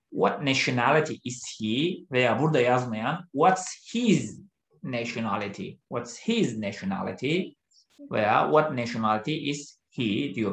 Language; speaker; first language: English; non-native, fluent; Turkish